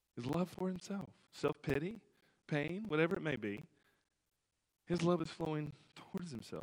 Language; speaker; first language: English; native; English